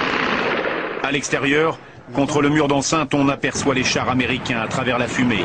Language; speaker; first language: French; native; French